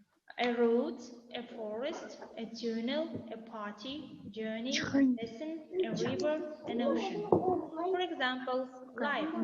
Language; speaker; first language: English; non-native, fluent; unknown